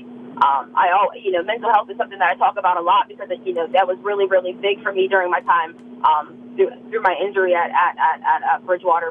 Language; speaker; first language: English; native; English